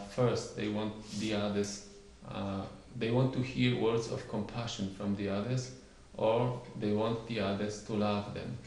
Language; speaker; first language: English; non-native, fluent; Polish